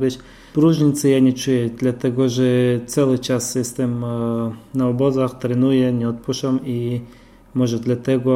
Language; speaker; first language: Polish; non-native, fluent; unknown